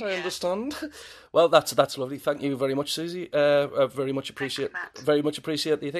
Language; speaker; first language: English; native; English